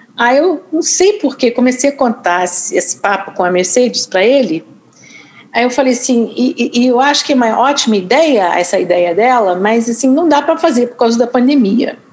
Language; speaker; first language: Portuguese; non-native, fluent; English